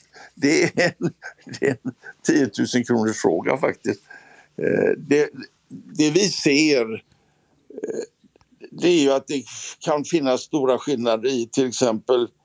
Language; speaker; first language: Swedish; native; Swedish